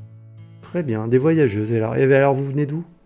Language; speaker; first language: French; native; French